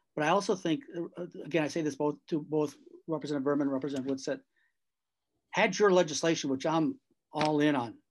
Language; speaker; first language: English; native; English